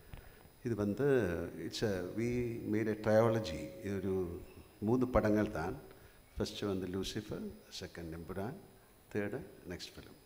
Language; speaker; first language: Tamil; non-native, learner; Malayalam